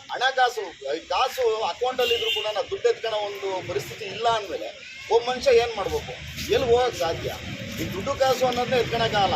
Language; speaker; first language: Kannada; native; Kannada